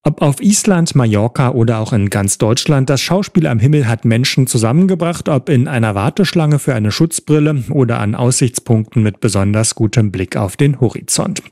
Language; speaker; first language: German; native; German